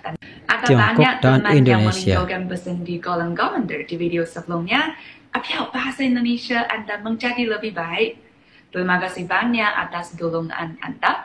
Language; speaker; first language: Indonesian; non-native, fluent; Chinese